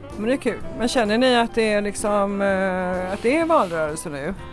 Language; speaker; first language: Swedish; native; Swedish